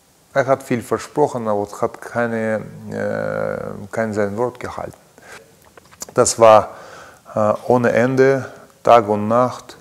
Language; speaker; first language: German; non-native, learner; Russian